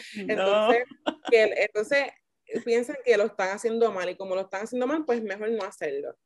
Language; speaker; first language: Spanish; native; Spanish